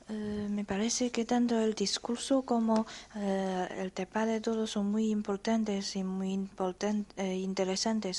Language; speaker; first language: Spanish; non-native, learner; Chinese